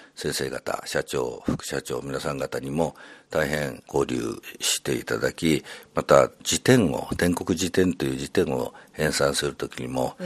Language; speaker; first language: Japanese; native; Japanese